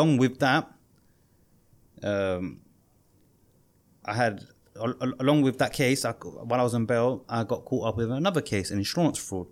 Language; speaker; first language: English; native; English